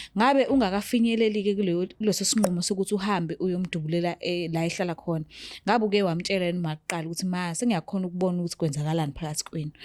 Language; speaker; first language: Zulu; native; Zulu